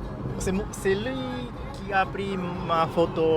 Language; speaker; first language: French; non-native, learner; Japanese